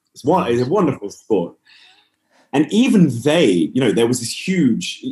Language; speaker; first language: English; native; English